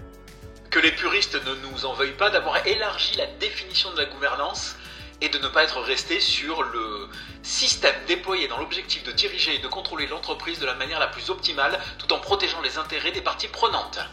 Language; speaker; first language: French; native; French